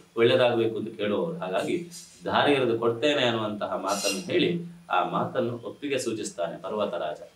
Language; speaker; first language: Kannada; non-native, local second language; Tulu